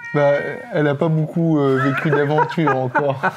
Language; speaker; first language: French; native; French